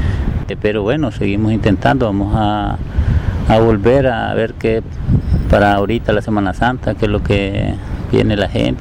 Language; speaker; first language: Spanish; native; Spanish